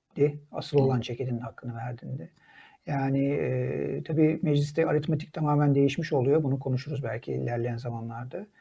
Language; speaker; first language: Turkish; native; Turkish